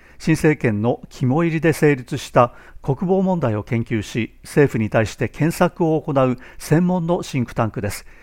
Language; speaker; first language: Japanese; native; Japanese